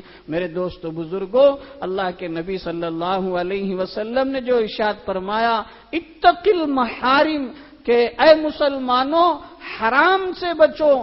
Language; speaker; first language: Urdu; native; Urdu